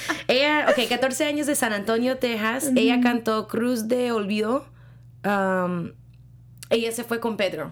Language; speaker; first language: Spanish; early bilingual, heritage; Spanish